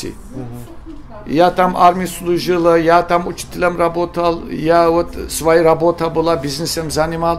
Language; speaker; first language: Russian; non-native, learner; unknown